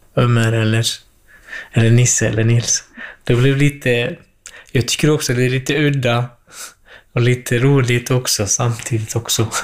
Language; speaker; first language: Swedish; non-native, fluent; Kurdish